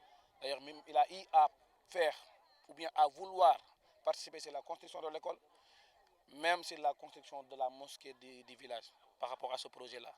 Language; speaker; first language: French; non-native, local second language; Wolof